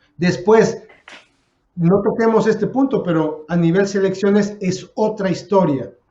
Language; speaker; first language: Spanish; native; Spanish